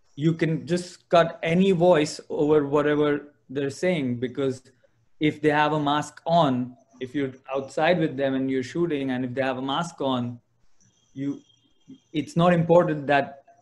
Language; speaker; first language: English; non-native, local second language; Gujarati